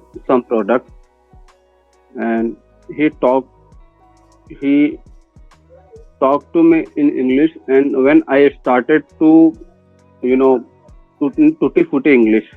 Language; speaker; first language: English; non-native, learner; Hindi